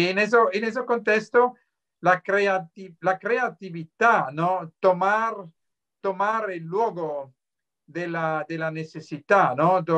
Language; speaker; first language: Spanish; non-native, fluent; Swiss German